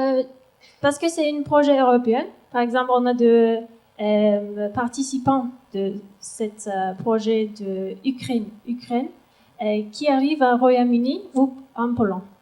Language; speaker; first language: French; non-native, learner; Turkish